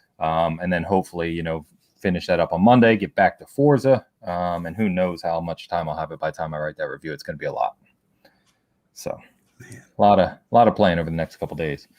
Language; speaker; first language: English; native; English